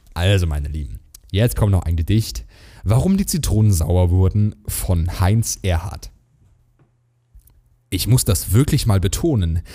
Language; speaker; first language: German; native; German